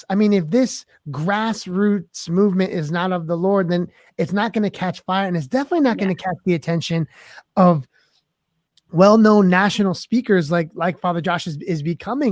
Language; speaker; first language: English; native; English